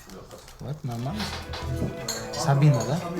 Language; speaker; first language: Russian; non-native, learner; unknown